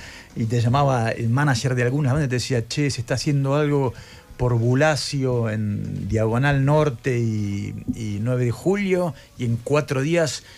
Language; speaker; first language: Spanish; native; Spanish